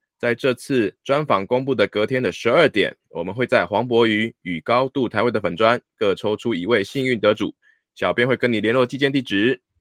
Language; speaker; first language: Chinese; native; Chinese